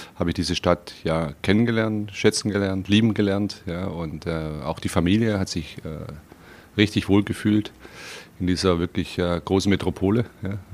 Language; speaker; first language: German; native; German